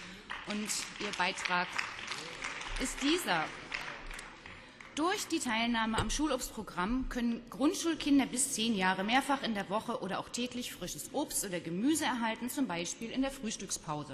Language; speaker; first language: German; native; German